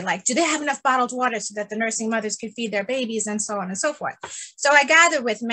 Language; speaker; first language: English; early bilingual, other home language; Spanish